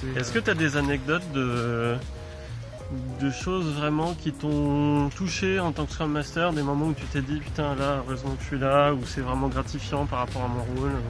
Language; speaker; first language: French; native; French